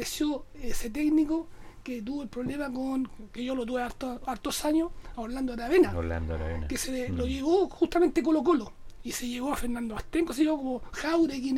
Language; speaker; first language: Spanish; native; Spanish